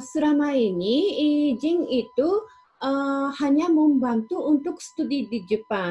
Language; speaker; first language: Indonesian; non-native, fluent; Japanese